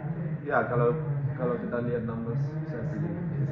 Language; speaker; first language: Indonesian; non-native, fluent; Dutch